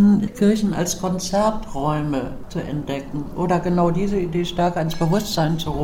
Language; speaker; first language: German; native; German